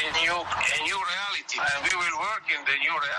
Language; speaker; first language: English; non-native, fluent; Italian